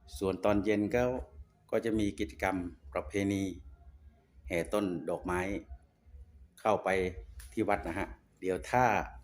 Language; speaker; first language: Thai; non-native, local second language; Khmer